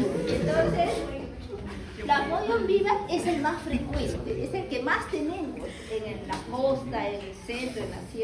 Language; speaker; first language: Spanish; native; Spanish